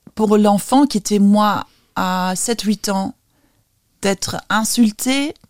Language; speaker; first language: French; non-native, fluent; Lithuanian